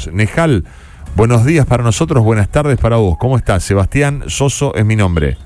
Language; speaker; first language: Spanish; native; Spanish